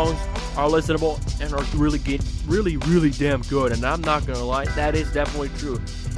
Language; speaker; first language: English; native; English